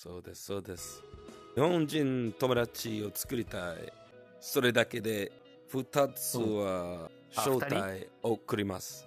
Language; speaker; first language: Japanese; non-native, learner; English